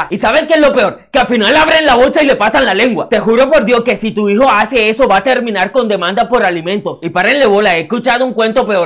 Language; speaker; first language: Spanish; native; Spanish